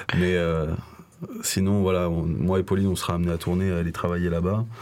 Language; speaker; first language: French; native; French